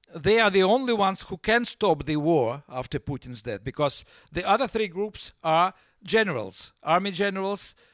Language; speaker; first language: English; non-native, fluent; Russian